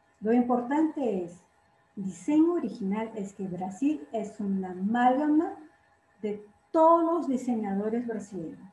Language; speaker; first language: Spanish; non-native, fluent; Portuguese